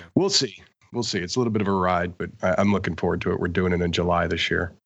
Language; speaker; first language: English; native; English